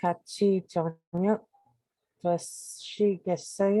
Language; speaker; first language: Korean; non-native, learner; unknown